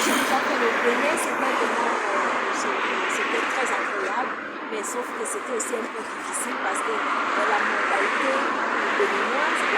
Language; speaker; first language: French; non-native, fluent; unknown